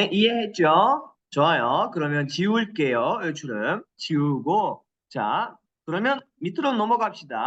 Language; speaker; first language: Korean; non-native, fluent; Kyrgyz